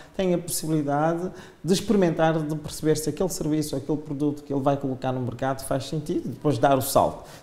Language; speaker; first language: Portuguese; non-native, local second language; Kabuverdianu